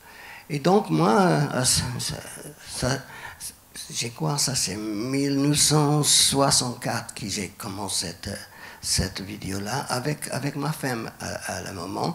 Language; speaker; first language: French; non-native, fluent; English